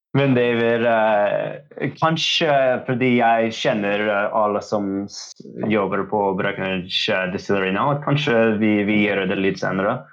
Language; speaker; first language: Norwegian; non-native, learner; English